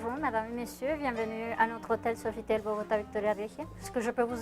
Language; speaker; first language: French; non-native, fluent; Spanish